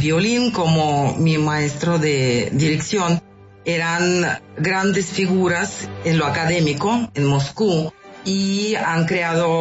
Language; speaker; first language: Spanish; non-native, fluent; Russian